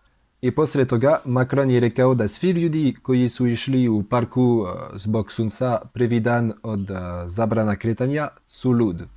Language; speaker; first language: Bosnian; non-native, learner; French